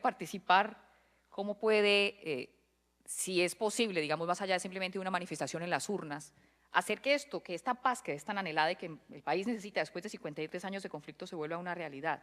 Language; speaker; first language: Spanish; native; Spanish